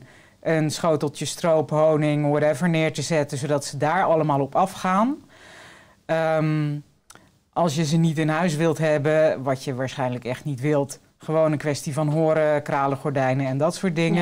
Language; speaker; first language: Dutch; native; Dutch